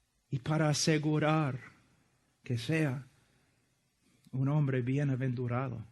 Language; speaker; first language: Spanish; non-native, fluent; English